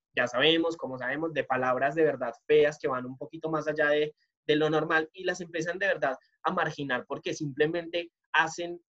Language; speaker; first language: Spanish; native; Spanish